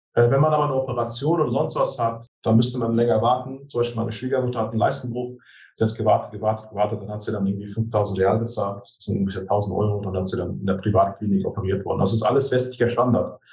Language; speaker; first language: German; native; German